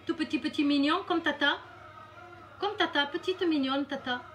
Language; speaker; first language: French; non-native, local second language; Arabic